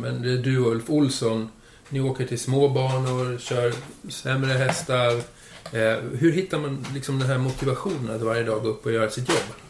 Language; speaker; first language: Swedish; native; Swedish